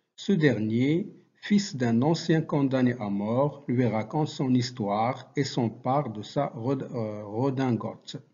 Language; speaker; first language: French; non-native, local second language; Arabic